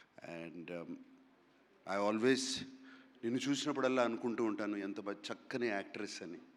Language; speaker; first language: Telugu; native; Telugu